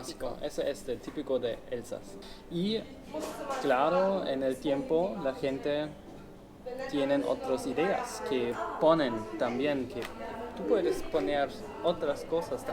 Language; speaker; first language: Spanish; non-native, learner; German